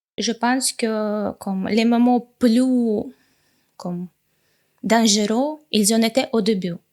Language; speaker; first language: French; non-native, fluent; Russian